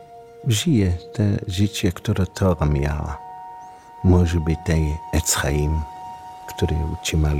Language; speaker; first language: Polish; non-native, learner; Hebrew